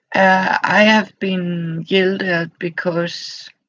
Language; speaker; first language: English; non-native, fluent; Danish